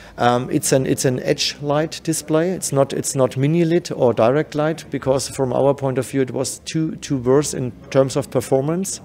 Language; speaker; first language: English; non-native, fluent; German